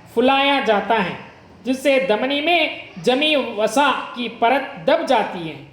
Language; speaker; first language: Hindi; non-native, local second language; Kannada